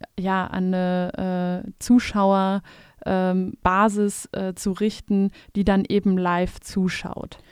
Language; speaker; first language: German; native; German